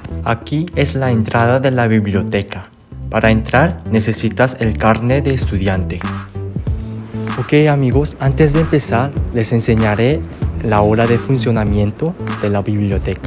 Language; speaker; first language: Spanish; non-native, learner; Korean